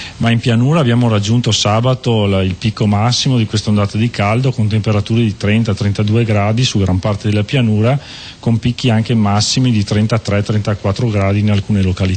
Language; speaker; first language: Italian; native; Italian